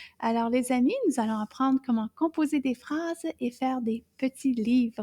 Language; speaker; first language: French; non-native, fluent; English